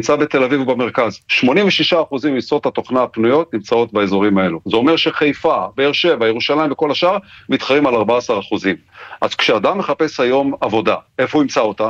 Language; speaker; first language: Hebrew; native; Hebrew